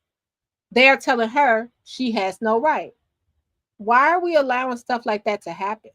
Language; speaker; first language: English; native; English